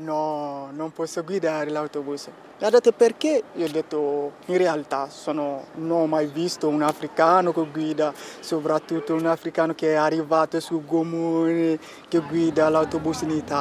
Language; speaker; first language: Italian; non-native, fluent; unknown